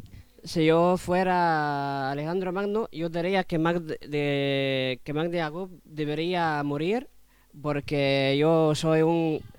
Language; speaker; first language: Spanish; non-native, fluent; Arabic